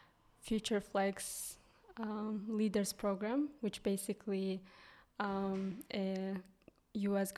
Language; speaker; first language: English; non-native, fluent; Kyrgyz